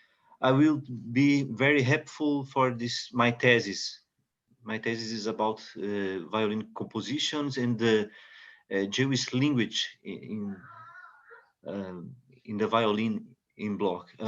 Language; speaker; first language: English; non-native, learner; Portuguese